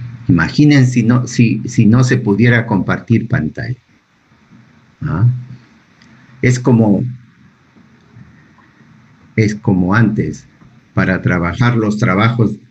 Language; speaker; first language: Spanish; native; Spanish